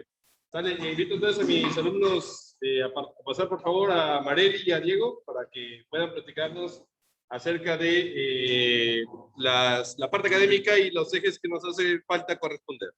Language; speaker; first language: Spanish; native; Spanish